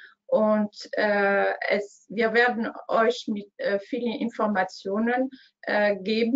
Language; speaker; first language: German; non-native, learner; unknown